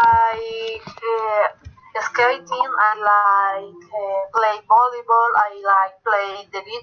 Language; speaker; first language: English; non-native, learner; Spanish